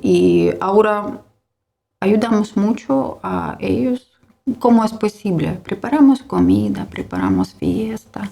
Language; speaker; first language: Spanish; non-native, learner; Ukrainian